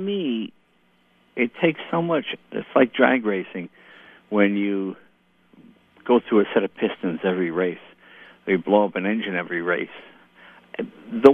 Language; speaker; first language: English; native; English